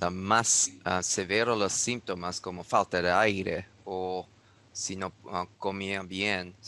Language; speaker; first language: Spanish; non-native, learner; English